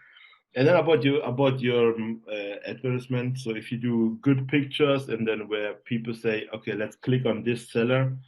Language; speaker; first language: English; non-native, fluent; German